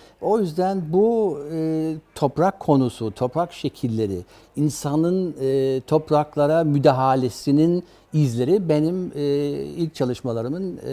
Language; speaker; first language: Turkish; early bilingual, other home language; German